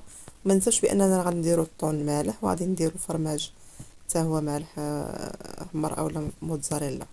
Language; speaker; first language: Arabic; native; Arabic